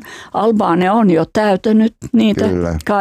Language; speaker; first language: Finnish; non-native, fluent; Albanian